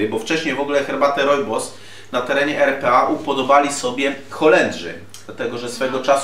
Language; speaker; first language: Polish; native; Polish